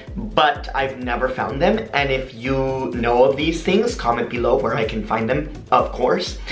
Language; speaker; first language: English; native; English